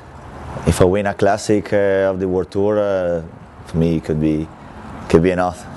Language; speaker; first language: English; non-native, learner; Italian